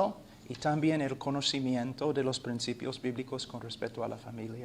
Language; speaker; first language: Spanish; non-native, fluent; English